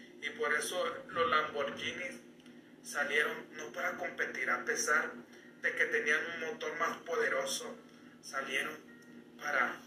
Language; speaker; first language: Spanish; native; Spanish